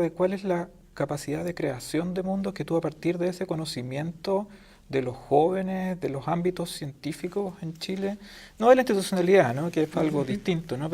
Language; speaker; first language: Spanish; native; Spanish